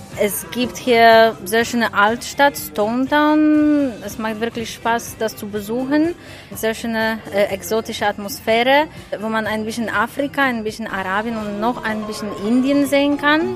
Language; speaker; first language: German; non-native, fluent; Polish